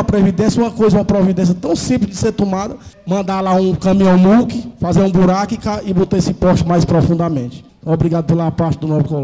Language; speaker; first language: Portuguese; native; Portuguese